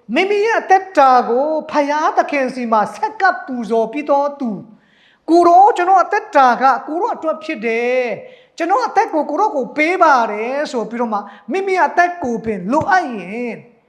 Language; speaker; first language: Burmese; non-native, local second language; Hakha Chin